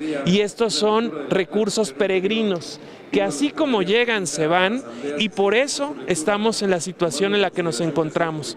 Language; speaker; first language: Spanish; native; Spanish